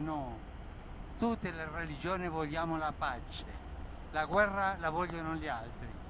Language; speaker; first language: Italian; early bilingual, heritage; Spanish